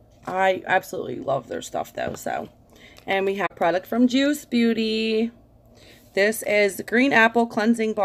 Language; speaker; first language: English; native; English